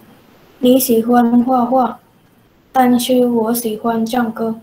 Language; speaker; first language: Chinese; non-native, learner; Indonesian